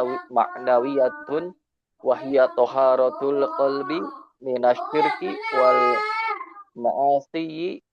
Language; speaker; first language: Arabic; non-native, learner; Indonesian